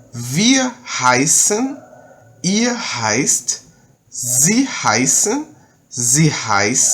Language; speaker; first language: German; early bilingual, heritage; Portuguese